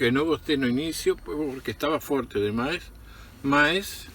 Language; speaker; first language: Portuguese; non-native, fluent; Spanish